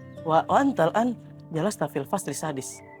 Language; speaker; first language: Arabic; non-native, learner; Indonesian